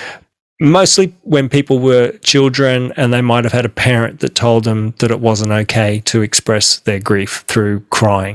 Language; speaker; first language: English; native; English